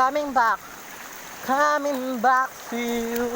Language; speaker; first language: English; non-native, local second language; Filipino